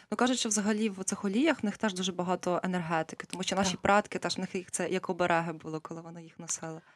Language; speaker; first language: Ukrainian; native; Ukrainian